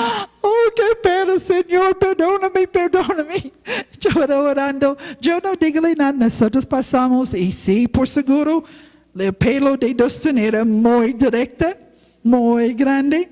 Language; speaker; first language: Spanish; non-native, learner; English